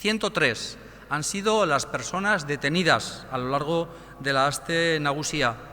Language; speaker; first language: Spanish; native; Spanish